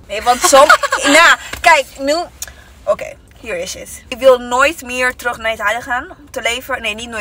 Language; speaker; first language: Dutch; non-native, learner; Italian